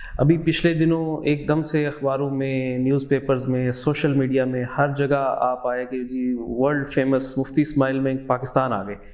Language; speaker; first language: Urdu; native; Urdu